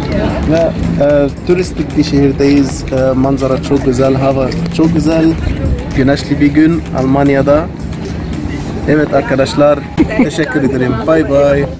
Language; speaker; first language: Turkish; early bilingual, heritage; Turkish